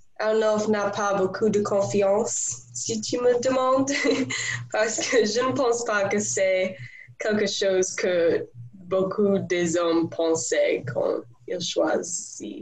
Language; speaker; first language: French; non-native, learner; English